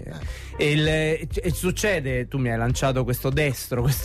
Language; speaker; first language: Italian; native; Italian